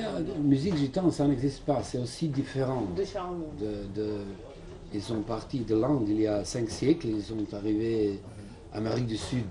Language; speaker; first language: French; non-native, fluent; Serbian